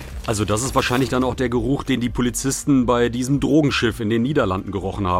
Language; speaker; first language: German; native; German